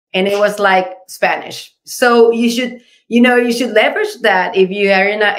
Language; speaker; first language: English; non-native, fluent; Spanish